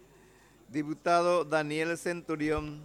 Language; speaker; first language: Spanish; native; Spanish